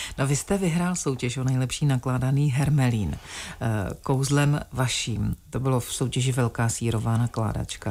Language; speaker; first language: Czech; native; Czech